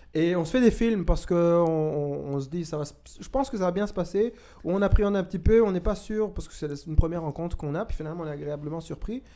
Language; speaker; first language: French; non-native, local second language; Kinyarwanda